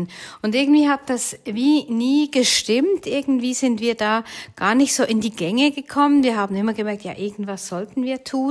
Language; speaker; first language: German; native; German